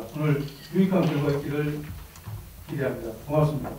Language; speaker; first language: Korean; native; Korean